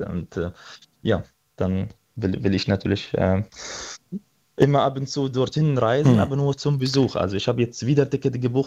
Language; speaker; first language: German; non-native, fluent; Arabic